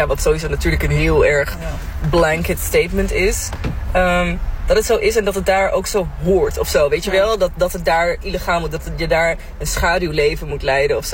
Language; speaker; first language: Dutch; native; Dutch